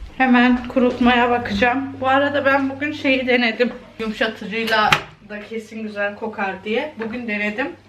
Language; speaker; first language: Turkish; early bilingual, heritage; Turkish